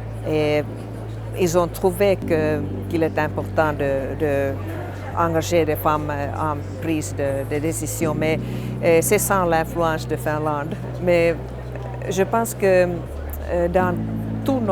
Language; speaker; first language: French; non-native, fluent; Finnish